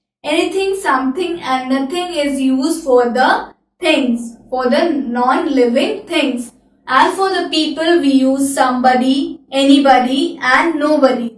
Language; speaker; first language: English; non-native, local second language; Hindi